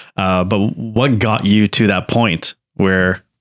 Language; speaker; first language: English; non-native, local second language; Yoruba